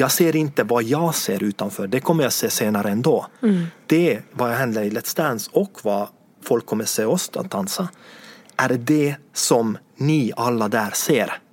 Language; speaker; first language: Swedish; non-native, fluent; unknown